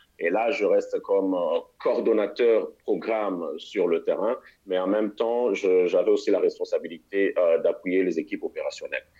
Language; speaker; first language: French; non-native, local second language; Lingala